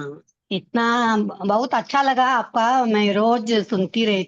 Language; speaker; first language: Hindi; non-native, local second language; Kannada